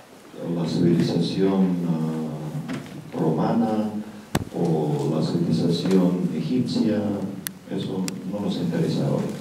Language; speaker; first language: Spanish; non-native, fluent; Russian